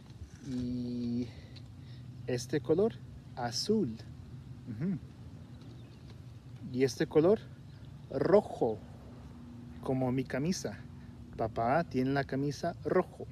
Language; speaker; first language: Spanish; early bilingual, heritage; Spanish